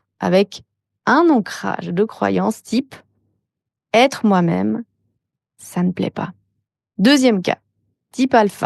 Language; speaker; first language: French; native; French